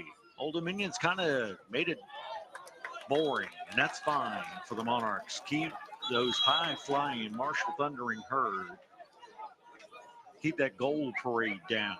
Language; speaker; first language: English; native; English